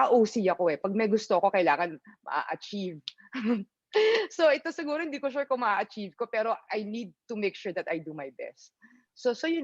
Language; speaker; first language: Filipino; native; Filipino